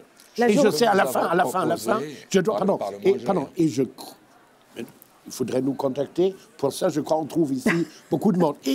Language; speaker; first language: French; non-native, fluent; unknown